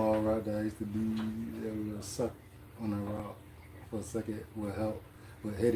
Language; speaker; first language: English; native; English